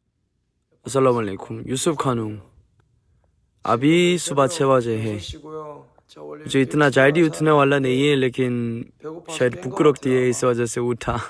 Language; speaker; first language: Hindi; non-native, learner; Korean